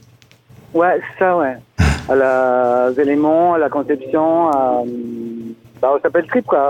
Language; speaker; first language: French; non-native, fluent; Spanish